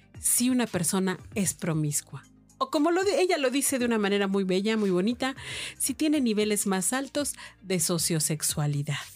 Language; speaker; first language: Spanish; native; Spanish